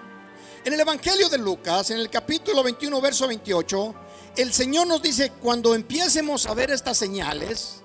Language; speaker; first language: Spanish; native; Spanish